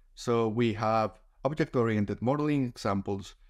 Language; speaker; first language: English; non-native, fluent; Spanish